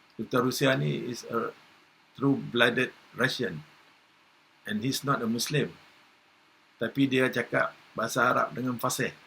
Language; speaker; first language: Malay; native; Malay